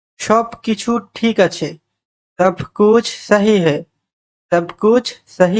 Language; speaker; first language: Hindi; non-native, fluent; Bangla